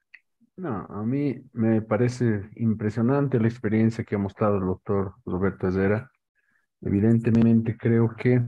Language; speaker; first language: Spanish; native; Spanish